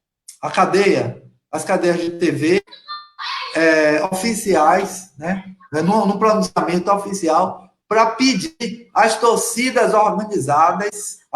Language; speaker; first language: Portuguese; native; Portuguese